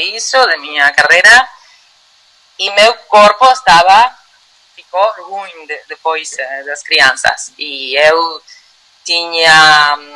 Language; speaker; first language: Portuguese; non-native, learner; Spanish